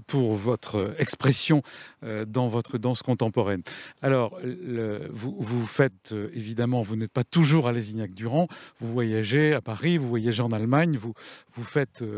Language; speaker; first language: French; native; French